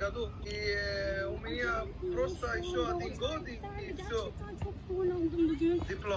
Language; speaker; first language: Russian; non-native, learner; Arabic